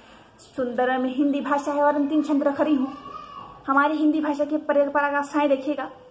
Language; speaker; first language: Hindi; native; Hindi